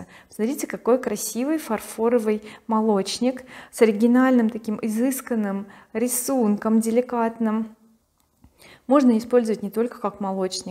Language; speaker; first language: Russian; native; Russian